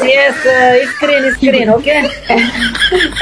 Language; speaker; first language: English; non-native, learner; Urdu